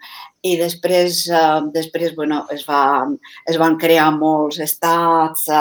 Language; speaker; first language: Catalan; non-native, fluent; Czech